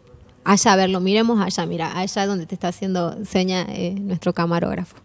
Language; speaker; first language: Spanish; native; Spanish